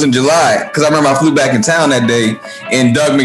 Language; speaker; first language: English; native; English